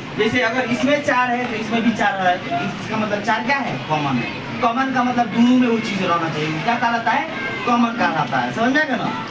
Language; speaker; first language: Hindi; native; Hindi